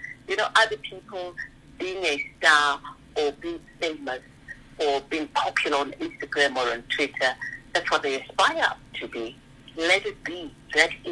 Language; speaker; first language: English; non-native, local second language; Zulu